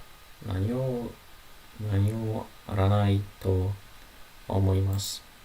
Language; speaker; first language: Japanese; non-native, learner; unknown